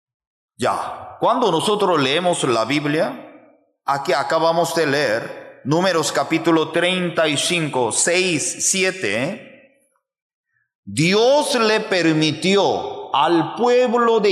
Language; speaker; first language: Spanish; non-native, fluent; Korean